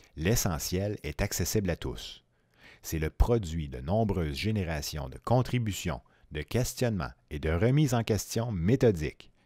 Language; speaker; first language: French; native; French